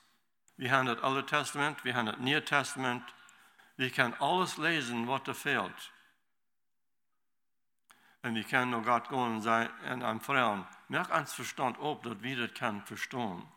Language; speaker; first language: German; non-native, learner; Low German